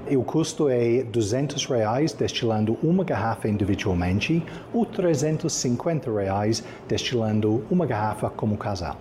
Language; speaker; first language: Portuguese; non-native, fluent; English